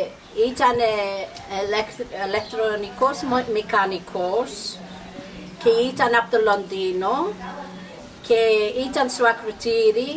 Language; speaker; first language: Greek; non-native, fluent; English